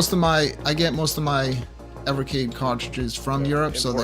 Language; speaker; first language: English; native; English